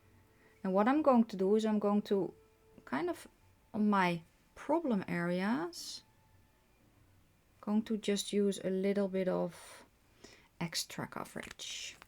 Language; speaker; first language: English; non-native, fluent; Dutch